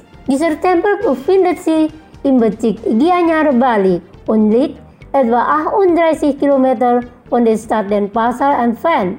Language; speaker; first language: German; non-native, fluent; Indonesian